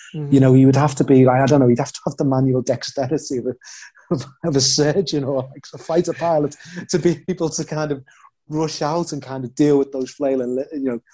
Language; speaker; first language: English; native; English